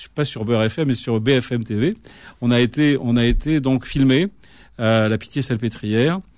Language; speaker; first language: French; native; French